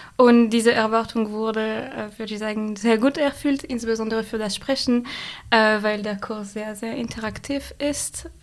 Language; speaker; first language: German; non-native, fluent; French